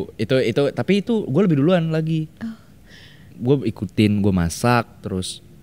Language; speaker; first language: Indonesian; native; Indonesian